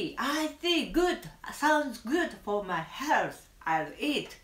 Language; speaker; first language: English; non-native, learner; Japanese